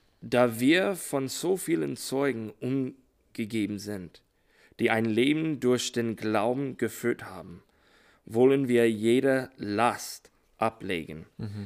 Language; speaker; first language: German; non-native, learner; English